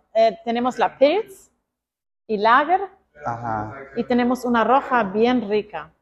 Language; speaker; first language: Spanish; non-native, fluent; Croatian